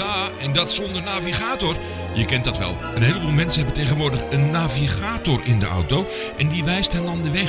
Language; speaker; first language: Dutch; native; Dutch